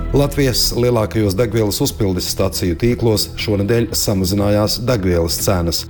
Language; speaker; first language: Latvian; non-native, local second language; Russian